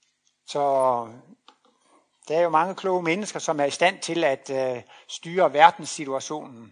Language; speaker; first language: Danish; native; Danish